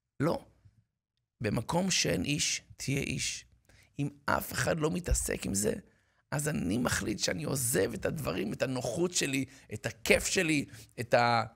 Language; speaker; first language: Hebrew; native; Hebrew